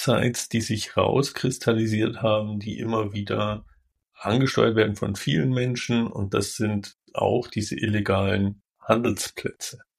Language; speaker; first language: German; native; German